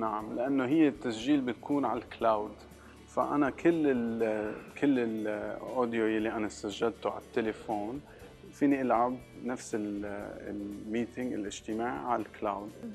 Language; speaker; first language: Arabic; early bilingual, heritage; Arabic